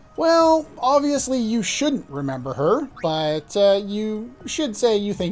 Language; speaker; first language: English; native; English